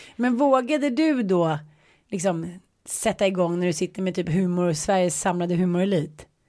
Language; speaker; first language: Swedish; native; Swedish